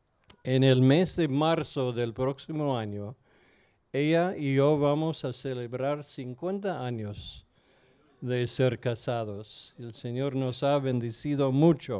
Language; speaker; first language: Spanish; non-native, fluent; English